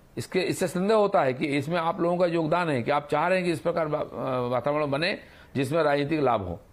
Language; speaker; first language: Hindi; non-native, local second language; Bangla